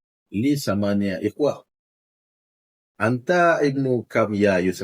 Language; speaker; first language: Arabic; non-native, learner; Malay